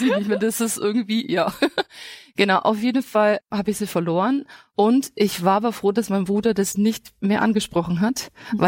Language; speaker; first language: German; native; German